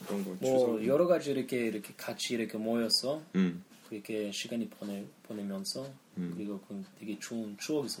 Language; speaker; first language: Korean; non-native, fluent; English